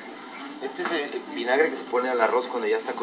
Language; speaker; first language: Spanish; native; Spanish